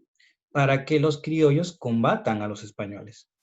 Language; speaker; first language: Spanish; native; Spanish